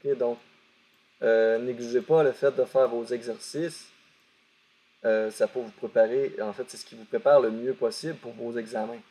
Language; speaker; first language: French; native; French